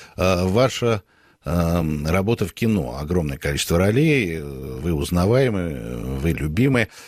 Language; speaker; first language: Russian; native; Russian